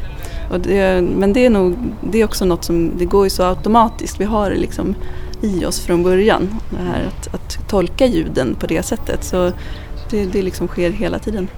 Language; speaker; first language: Swedish; native; Swedish